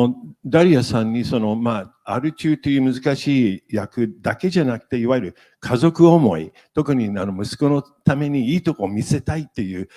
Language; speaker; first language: Japanese; native; Japanese